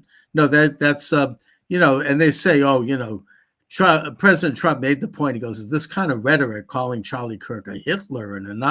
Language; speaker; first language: English; native; English